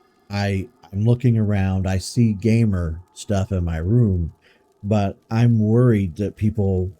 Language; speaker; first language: English; native; English